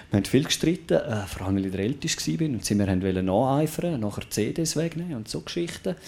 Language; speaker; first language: German; native; German